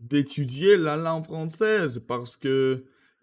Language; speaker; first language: French; non-native, learner; Russian